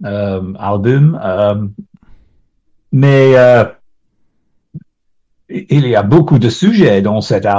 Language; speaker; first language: French; non-native, learner; English